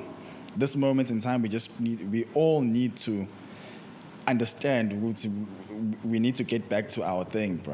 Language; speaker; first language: English; non-native, local second language; Zulu